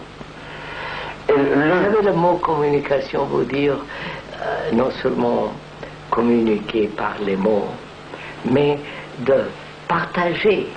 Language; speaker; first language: French; non-native, fluent; Telugu